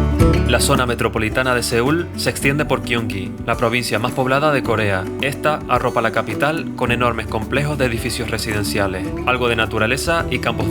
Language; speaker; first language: Spanish; native; Spanish